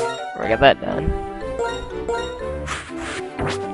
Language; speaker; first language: English; native; English